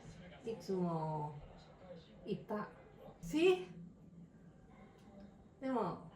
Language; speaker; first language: Japanese; non-native, learner; English